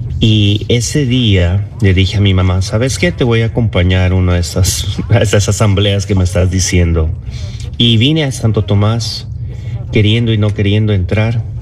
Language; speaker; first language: Spanish; early bilingual, other home language; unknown